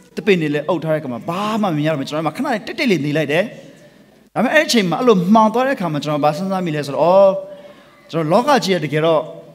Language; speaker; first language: Burmese; non-native, local second language; Tedim Chin